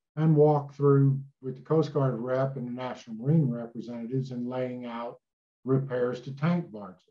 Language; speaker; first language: English; native; English